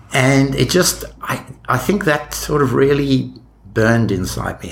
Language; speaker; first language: English; native; English